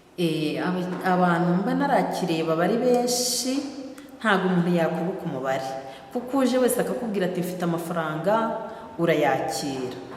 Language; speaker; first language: Kinyarwanda; native; Kinyarwanda